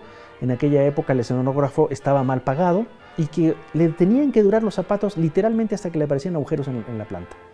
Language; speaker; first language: Spanish; native; Spanish